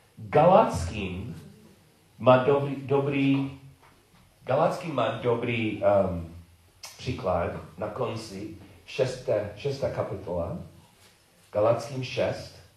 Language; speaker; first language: Czech; non-native, learner; English